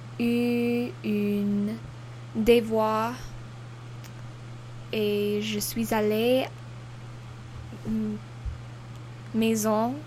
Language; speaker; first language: French; non-native, learner; English